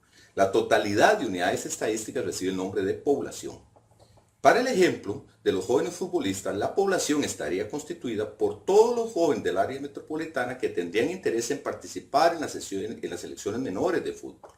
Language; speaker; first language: Spanish; native; Spanish